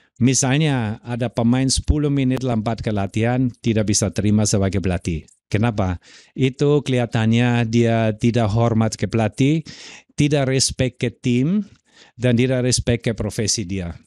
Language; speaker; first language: Indonesian; non-native, fluent; German